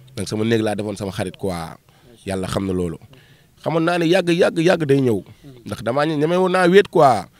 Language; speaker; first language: Wolof; non-native, local second language; Fula